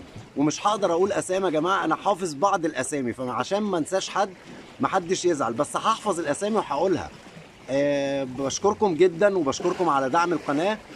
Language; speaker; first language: Arabic; native; Arabic